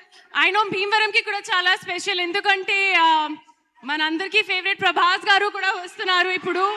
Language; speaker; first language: Telugu; non-native, learner; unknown